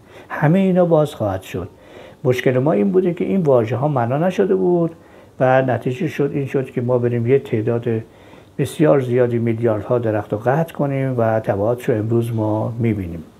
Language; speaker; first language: Persian; native; Persian